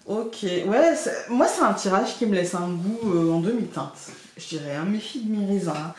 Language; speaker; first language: French; native; French